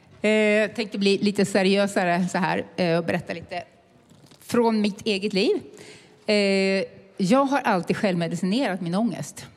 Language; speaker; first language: Swedish; native; Swedish